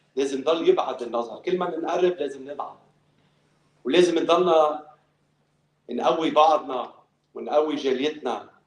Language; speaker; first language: Arabic; early bilingual, other home language; English